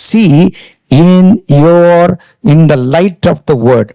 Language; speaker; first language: English; non-native, local second language; Tamil